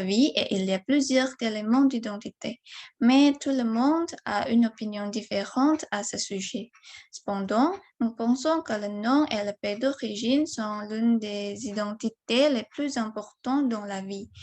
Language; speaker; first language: French; non-native, learner; Indonesian